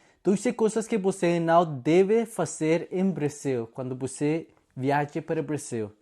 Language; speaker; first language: Portuguese; non-native, learner; Spanish